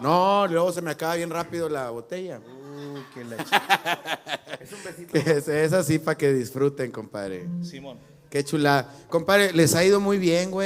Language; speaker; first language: Spanish; native; Spanish